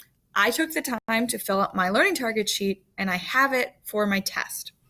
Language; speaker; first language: English; native; English